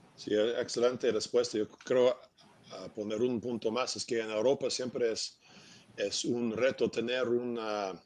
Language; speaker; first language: Spanish; non-native, fluent; English